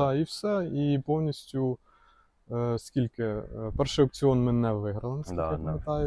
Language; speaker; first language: Ukrainian; native; Ukrainian